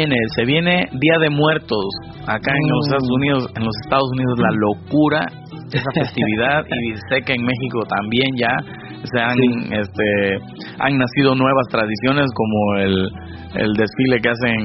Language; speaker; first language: Spanish; native; Spanish